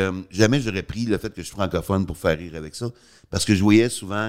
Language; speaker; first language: French; native; French